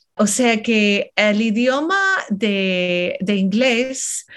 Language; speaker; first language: Spanish; non-native, fluent; English